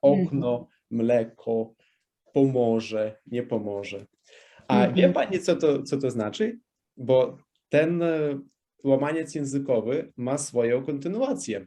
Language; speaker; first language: Polish; non-native, fluent; Russian